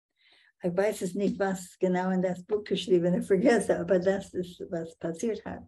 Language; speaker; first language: German; non-native, fluent; English